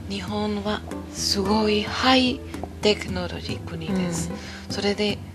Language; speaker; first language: Japanese; non-native, learner; Spanish